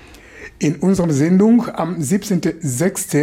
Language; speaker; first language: German; non-native, fluent; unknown